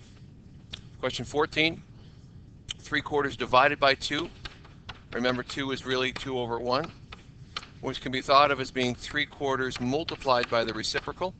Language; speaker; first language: English; native; English